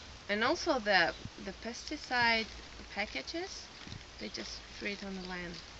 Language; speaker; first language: English; non-native, fluent; Spanish